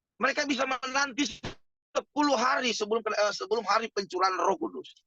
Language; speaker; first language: Indonesian; native; Indonesian